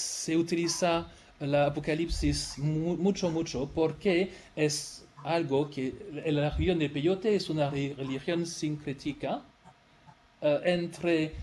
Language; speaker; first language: Spanish; non-native, fluent; French